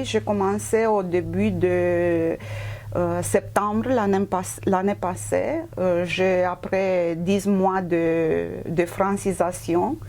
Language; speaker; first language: French; non-native, fluent; Romanian